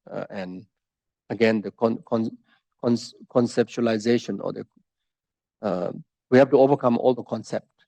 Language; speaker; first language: English; non-native, fluent; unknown